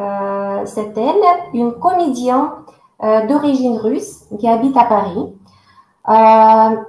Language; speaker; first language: French; non-native, fluent; Russian